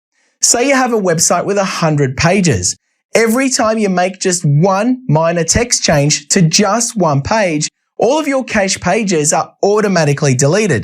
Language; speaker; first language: English; native; English